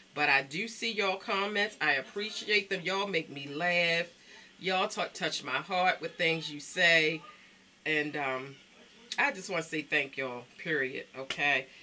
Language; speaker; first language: English; native; English